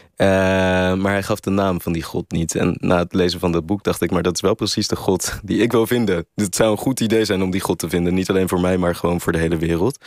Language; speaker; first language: Dutch; native; Dutch